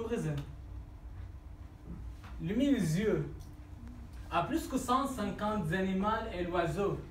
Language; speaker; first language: French; non-native, learner; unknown